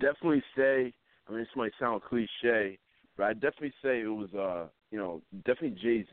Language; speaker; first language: English; native; English